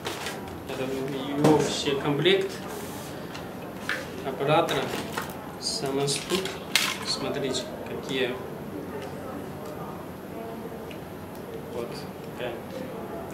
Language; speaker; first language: Russian; non-native, learner; Chinese